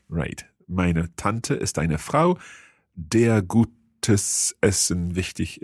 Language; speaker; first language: German; non-native, fluent; English